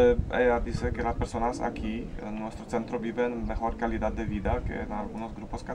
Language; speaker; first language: Spanish; non-native, learner; Polish